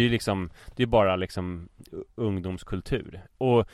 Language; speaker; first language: Swedish; native; Swedish